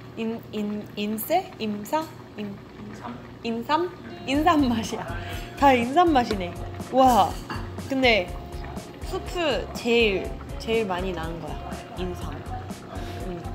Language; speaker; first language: Korean; non-native, fluent; Spanish